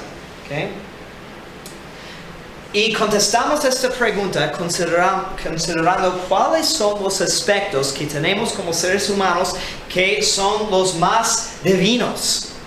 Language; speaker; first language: Spanish; non-native, fluent; English